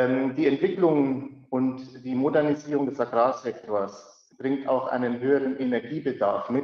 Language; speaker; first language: German; native; German